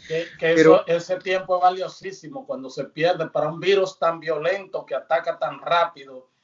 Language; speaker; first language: Spanish; native; Spanish